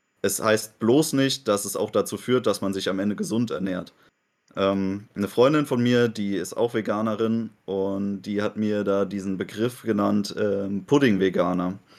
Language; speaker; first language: German; native; German